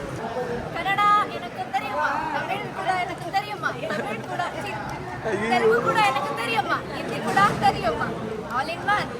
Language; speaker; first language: Tamil; non-native, learner; Kannada